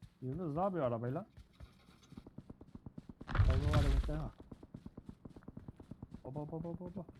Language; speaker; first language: Turkish; native; Turkish